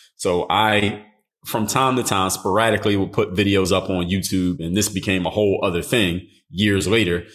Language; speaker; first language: English; native; English